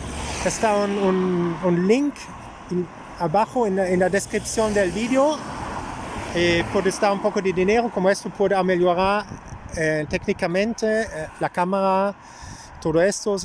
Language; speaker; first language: Spanish; non-native, learner; German